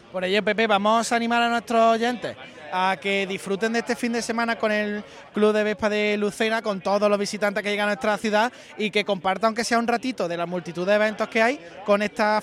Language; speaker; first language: Spanish; native; Spanish